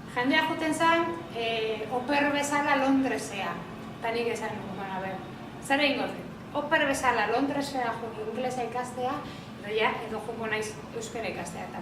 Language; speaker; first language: Basque; non-native, local second language; Spanish